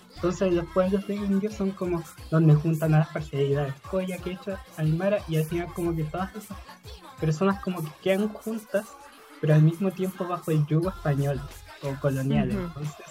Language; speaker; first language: Spanish; native; Spanish